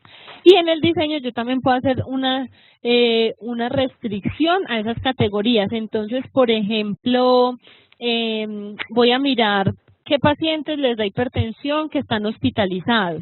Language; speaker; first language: Spanish; native; Spanish